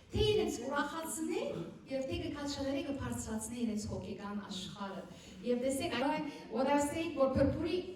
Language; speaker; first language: Armenian; early bilingual, heritage; Armenian